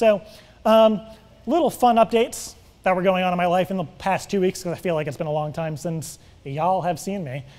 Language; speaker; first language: English; native; English